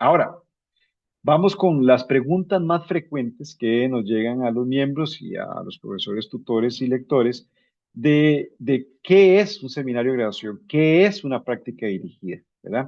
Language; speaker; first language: Spanish; native; Spanish